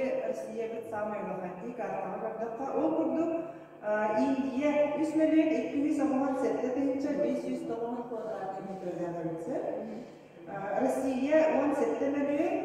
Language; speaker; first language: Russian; non-native, local second language; Yakut